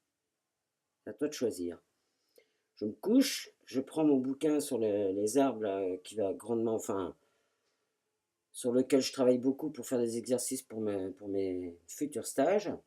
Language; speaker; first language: French; native; French